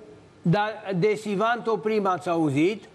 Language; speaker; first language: Romanian; native; Romanian